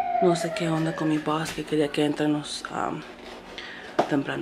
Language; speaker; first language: Spanish; early bilingual, heritage; Spanish